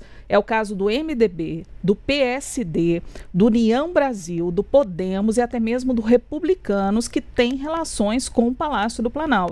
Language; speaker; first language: Portuguese; native; Portuguese